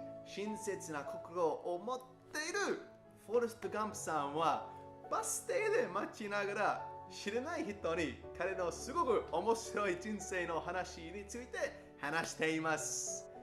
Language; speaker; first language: Japanese; non-native, fluent; English